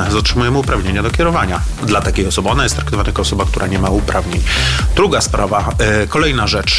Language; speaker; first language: Polish; native; Polish